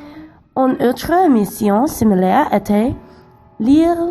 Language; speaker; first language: French; non-native, learner; English